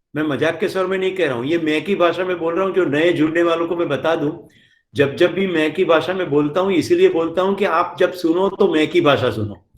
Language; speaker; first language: Hindi; non-native, local second language; Gujarati